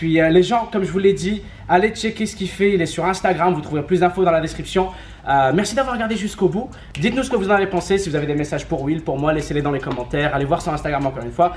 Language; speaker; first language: French; native; French